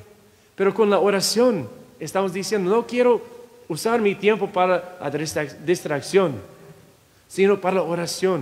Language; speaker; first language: Spanish; non-native, fluent; English